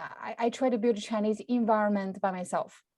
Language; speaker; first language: English; non-native, fluent; Chinese